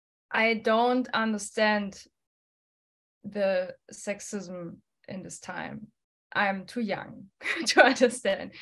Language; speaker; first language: English; non-native, fluent; German